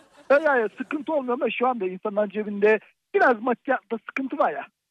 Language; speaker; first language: Turkish; native; Turkish